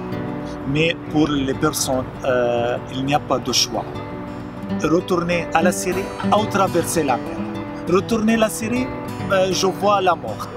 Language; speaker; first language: French; non-native, fluent; Arabic